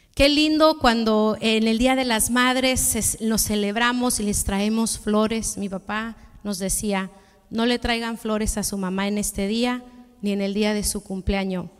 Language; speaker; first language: Spanish; early bilingual, heritage; Spanish